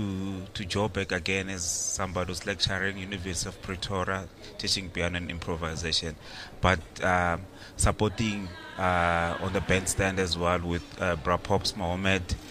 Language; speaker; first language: English; non-native, local second language; Tsonga